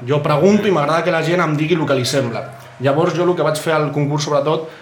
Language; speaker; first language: Catalan; native; Catalan